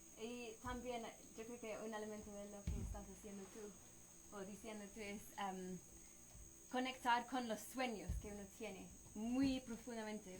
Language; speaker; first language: Spanish; non-native, fluent; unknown